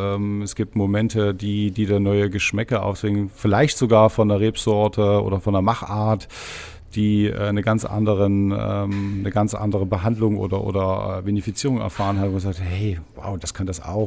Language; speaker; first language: German; native; German